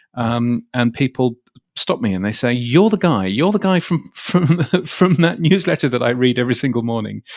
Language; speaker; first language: English; native; English